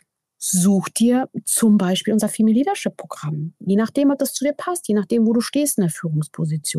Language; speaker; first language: German; native; German